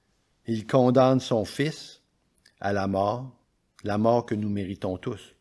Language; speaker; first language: French; native; French